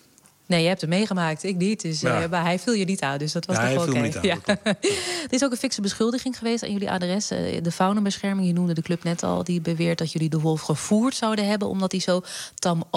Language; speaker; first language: Dutch; native; Dutch